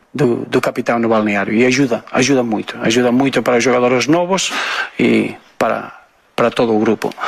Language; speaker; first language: Portuguese; non-native, fluent; Spanish